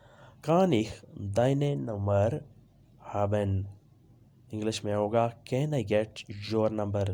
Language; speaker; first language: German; non-native, fluent; Urdu